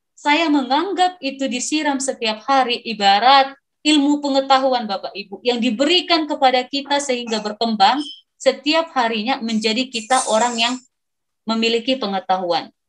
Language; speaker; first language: Indonesian; non-native, local second language; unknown